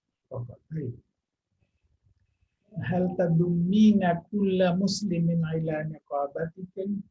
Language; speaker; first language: Arabic; non-native, fluent; Indonesian